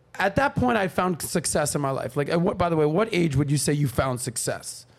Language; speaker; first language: English; native; English